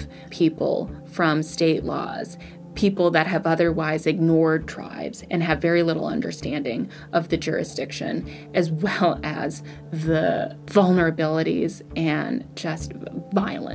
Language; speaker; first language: English; native; English